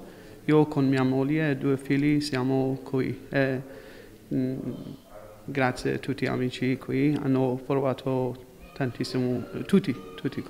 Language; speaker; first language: Italian; non-native, learner; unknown